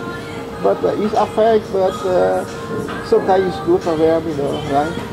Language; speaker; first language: English; non-native, learner; Vietnamese